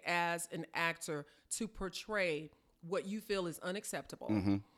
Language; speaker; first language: English; native; English